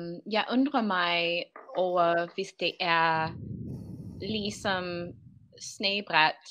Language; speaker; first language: Danish; non-native, learner; English